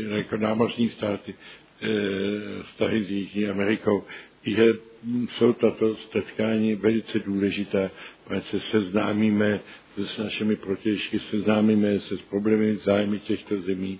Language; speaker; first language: Czech; early bilingual, heritage; Czech